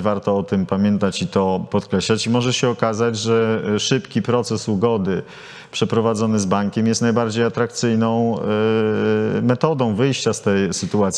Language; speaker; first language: Polish; native; Polish